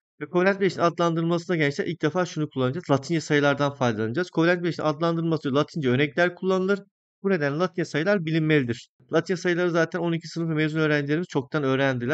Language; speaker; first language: Turkish; native; Turkish